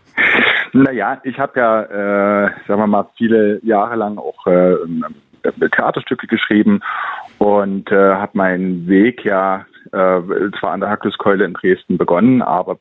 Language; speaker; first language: German; native; German